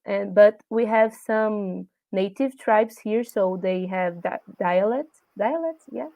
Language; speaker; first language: English; non-native, learner; Portuguese